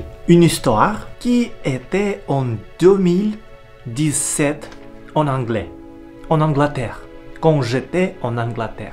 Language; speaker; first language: French; non-native, learner; Russian